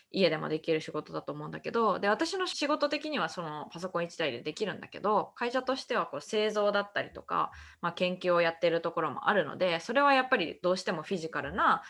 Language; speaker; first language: Japanese; early bilingual, heritage; Japanese